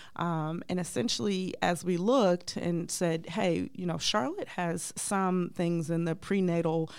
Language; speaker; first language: English; native; English